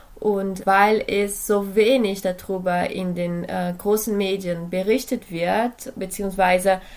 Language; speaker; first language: German; non-native, fluent; Portuguese